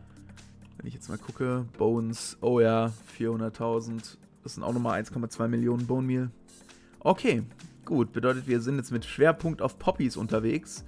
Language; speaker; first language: German; native; German